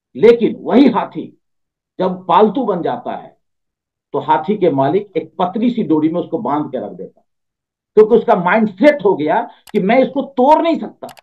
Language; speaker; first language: Hindi; native; Hindi